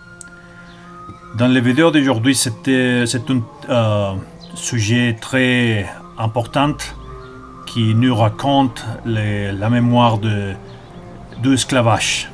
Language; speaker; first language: French; non-native, learner; Spanish